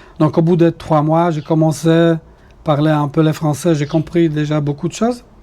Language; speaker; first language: French; non-native, fluent; Polish